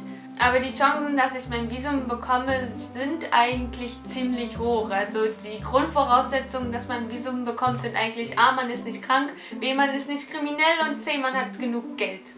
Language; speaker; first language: German; native; German